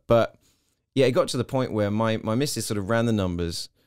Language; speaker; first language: English; native; English